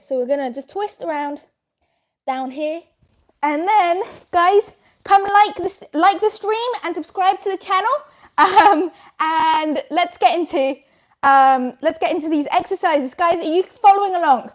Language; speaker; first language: English; native; English